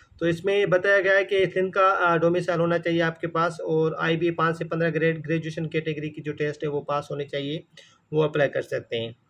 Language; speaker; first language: Urdu; non-native, local second language; Sindhi